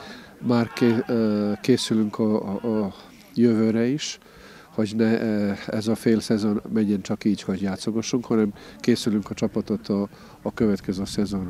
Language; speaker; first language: Hungarian; non-native, local second language; Serbian